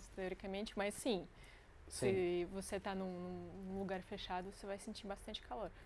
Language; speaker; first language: Portuguese; non-native, fluent; Ukrainian